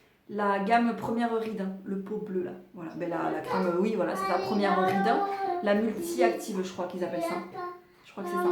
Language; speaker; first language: French; native; French